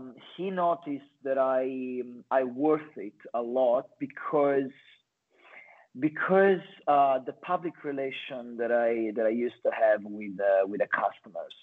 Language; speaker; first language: English; non-native, fluent; Italian